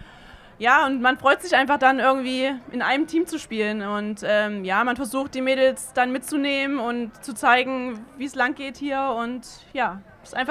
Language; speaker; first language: German; native; German